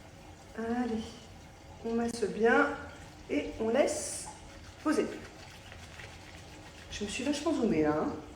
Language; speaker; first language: French; native; French